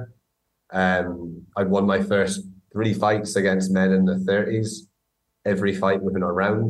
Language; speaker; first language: English; native; English